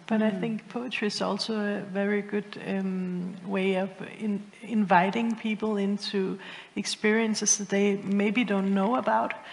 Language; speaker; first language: English; non-native, fluent; Danish